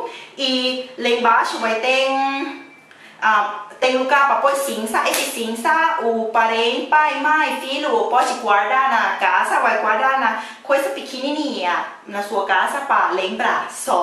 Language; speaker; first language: Portuguese; non-native, learner; Thai